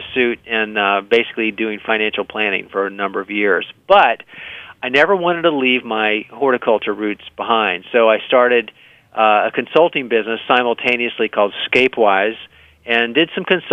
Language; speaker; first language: English; native; English